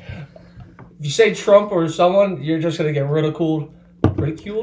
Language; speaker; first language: English; native; English